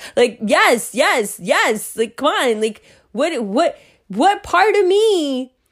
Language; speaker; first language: English; early bilingual, other home language; Hindi